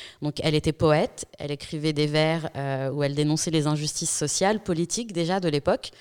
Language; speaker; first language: French; native; French